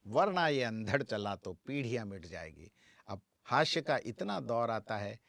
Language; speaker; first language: Hindi; native; Hindi